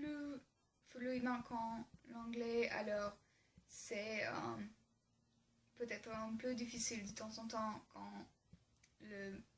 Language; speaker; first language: French; non-native, learner; English